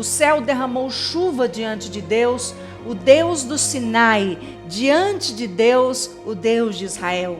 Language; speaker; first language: Portuguese; native; Portuguese